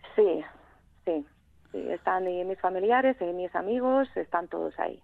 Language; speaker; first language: Spanish; non-native, fluent; Ukrainian